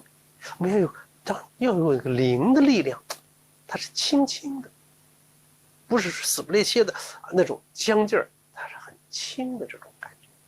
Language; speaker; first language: Chinese; native; Chinese